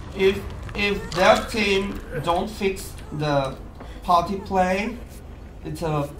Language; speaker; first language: English; non-native, learner; Korean